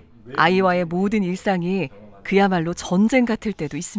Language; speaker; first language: Korean; native; Korean